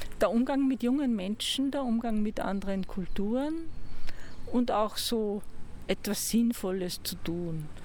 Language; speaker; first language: German; native; German